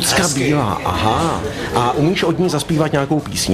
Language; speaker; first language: Czech; native; Czech